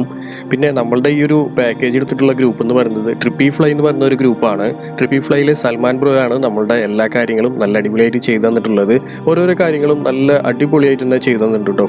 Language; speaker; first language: Malayalam; native; Malayalam